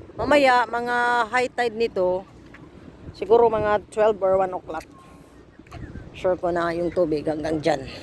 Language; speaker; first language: Filipino; non-native, local second language; Cebuano